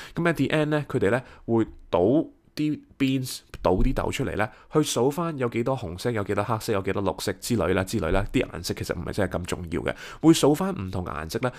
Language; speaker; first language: Cantonese; early bilingual, heritage; Cantonese